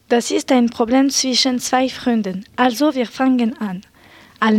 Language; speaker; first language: German; non-native, learner; French